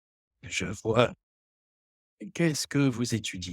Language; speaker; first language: French; non-native, learner; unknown